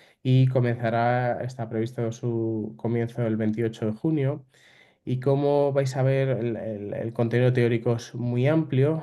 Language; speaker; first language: Spanish; native; Spanish